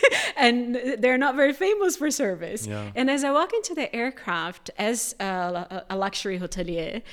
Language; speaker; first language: English; non-native, fluent; Portuguese